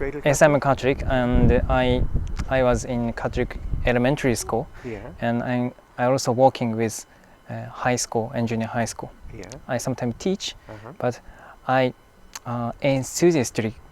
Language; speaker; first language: English; non-native, fluent; Japanese